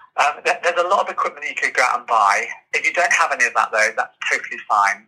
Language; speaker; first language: English; native; English